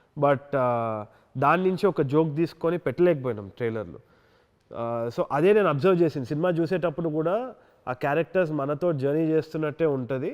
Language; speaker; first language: Telugu; native; Telugu